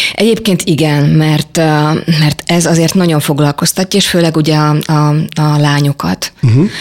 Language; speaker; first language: Hungarian; native; Hungarian